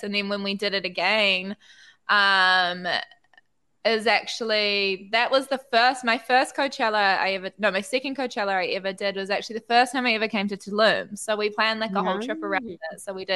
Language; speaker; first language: English; native; English